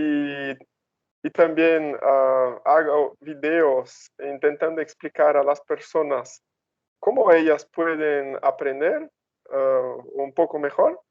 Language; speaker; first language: Spanish; non-native, fluent; Portuguese